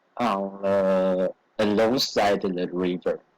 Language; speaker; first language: English; non-native, learner; Chinese